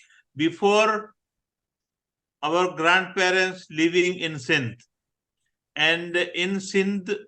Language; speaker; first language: English; non-native, learner; Gujarati